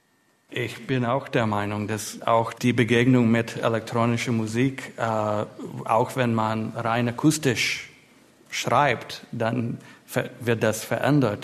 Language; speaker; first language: German; non-native, fluent; English